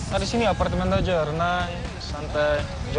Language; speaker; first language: Indonesian; non-native, learner; Dutch